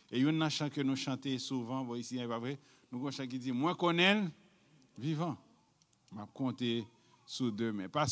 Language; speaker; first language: French; non-native, local second language; Haitian Creole